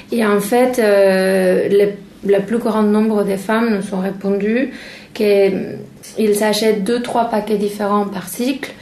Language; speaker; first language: French; non-native, fluent; Spanish